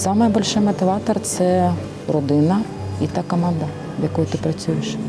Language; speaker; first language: Ukrainian; native; Ukrainian